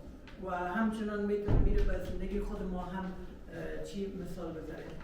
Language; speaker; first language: Persian; native; Persian